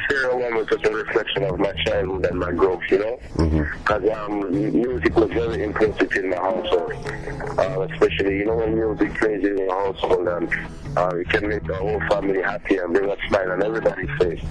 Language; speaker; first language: English; native; English